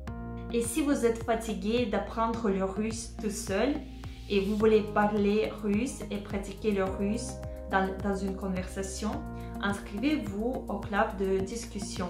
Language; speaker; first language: French; non-native, fluent; Russian